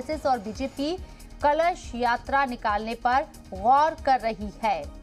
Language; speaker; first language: Hindi; native; Hindi